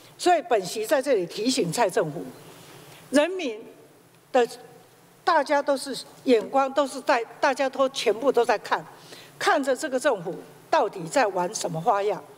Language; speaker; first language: Chinese; native; Chinese